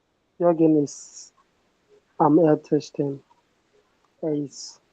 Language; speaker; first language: German; non-native, learner; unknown